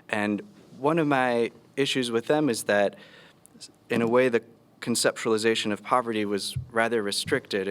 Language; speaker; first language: English; early bilingual, other home language; Spanish